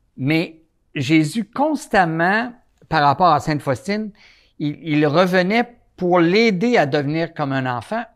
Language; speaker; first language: French; native; French